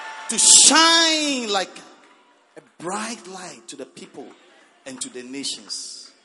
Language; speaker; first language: English; non-native, local second language; Akan